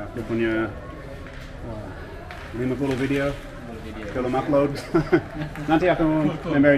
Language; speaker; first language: Indonesian; non-native, learner; English